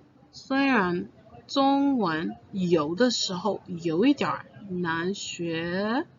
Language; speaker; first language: Chinese; non-native, fluent; English